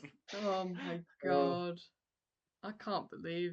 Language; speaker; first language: English; native; English